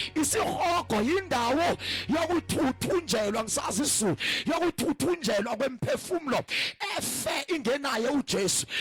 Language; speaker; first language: Zulu; non-native, local second language; Xhosa